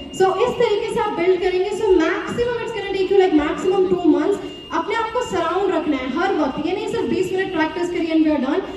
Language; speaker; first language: Hindi; native; Hindi